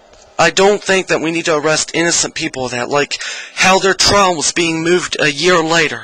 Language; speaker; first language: English; native; English